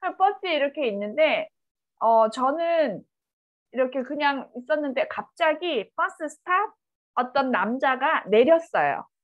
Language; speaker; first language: Korean; native; Korean